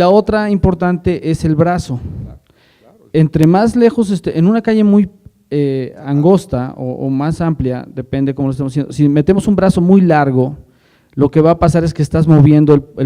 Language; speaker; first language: Spanish; native; Spanish